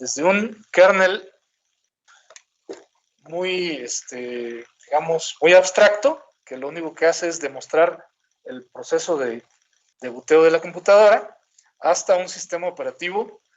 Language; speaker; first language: Spanish; native; Spanish